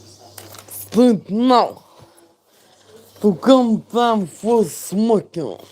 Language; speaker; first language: English; non-native, learner; Russian